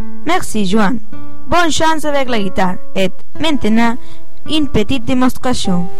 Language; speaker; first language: French; non-native, learner; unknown